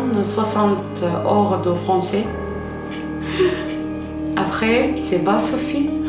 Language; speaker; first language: French; non-native, learner; Arabic